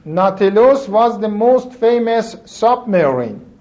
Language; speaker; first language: English; non-native, fluent; Persian